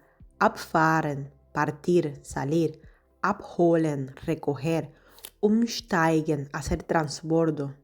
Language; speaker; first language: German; non-native, fluent; Spanish